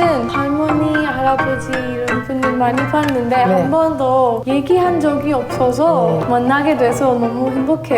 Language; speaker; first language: Korean; non-native, fluent; Hindi